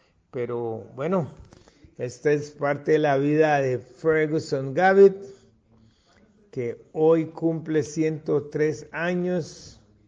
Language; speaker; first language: Spanish; non-native, local second language; English